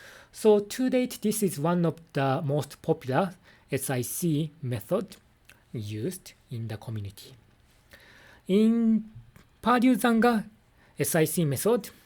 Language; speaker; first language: English; non-native, fluent; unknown